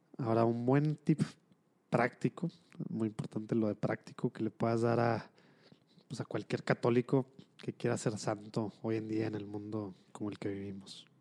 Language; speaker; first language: Spanish; native; Spanish